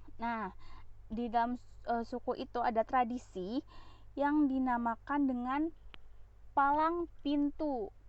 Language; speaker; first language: Indonesian; native; Indonesian